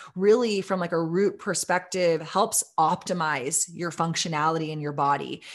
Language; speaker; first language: English; native; English